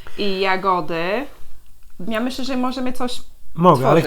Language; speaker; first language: Polish; non-native, learner; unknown